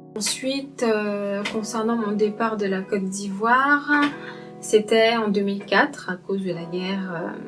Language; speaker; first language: French; native; French